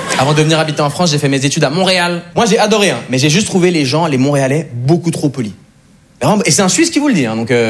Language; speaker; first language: French; native; French